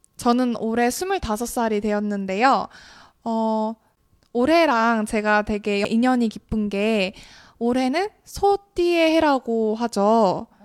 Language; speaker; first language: Korean; native; Korean